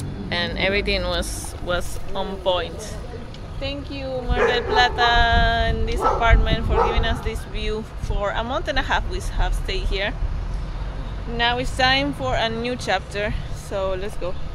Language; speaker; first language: English; non-native, fluent; Spanish